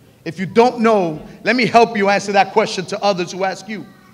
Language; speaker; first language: English; early bilingual, other home language; Spanish